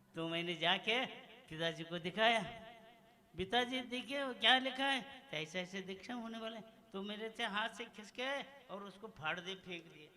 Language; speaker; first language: Hindi; non-native, local second language; Kannada